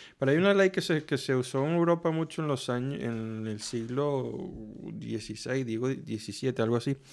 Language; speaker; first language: Spanish; native; Spanish